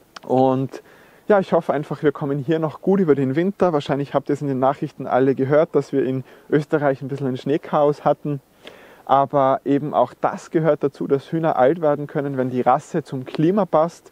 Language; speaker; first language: German; native; German